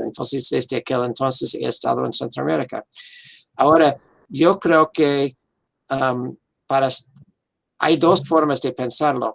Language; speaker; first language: Spanish; non-native, fluent; English